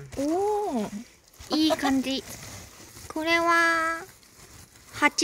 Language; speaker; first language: Japanese; non-native, fluent; Korean